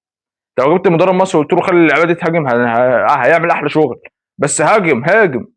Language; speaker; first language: Arabic; native; Arabic